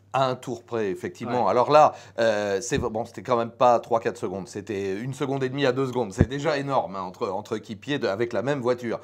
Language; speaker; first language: French; native; French